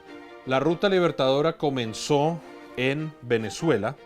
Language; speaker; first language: Spanish; native; Spanish